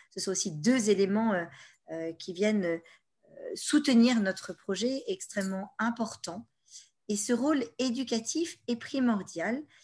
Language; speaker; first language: French; native; French